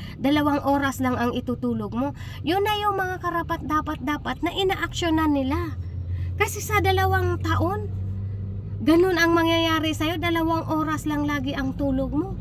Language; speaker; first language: Filipino; native; Filipino